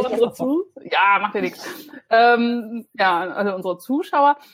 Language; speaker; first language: German; native; German